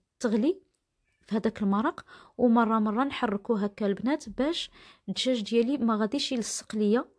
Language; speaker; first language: Arabic; native; Arabic